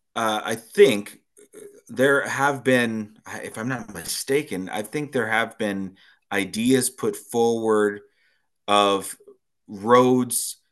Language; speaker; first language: English; native; English